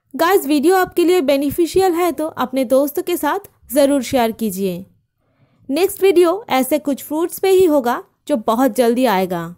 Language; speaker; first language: Hindi; non-native, local second language; Bangla